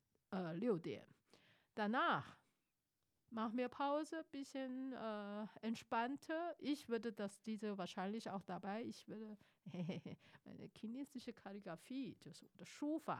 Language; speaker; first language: German; non-native, fluent; Chinese